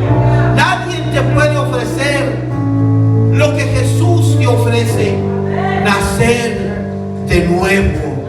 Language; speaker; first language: Spanish; native; Spanish